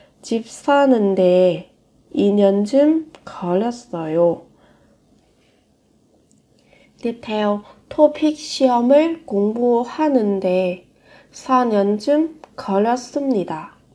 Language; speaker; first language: Korean; non-native, fluent; Vietnamese